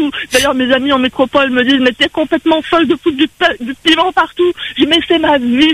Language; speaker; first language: French; native; French